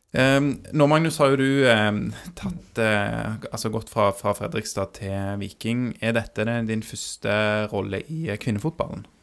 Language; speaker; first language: Norwegian; native; Norwegian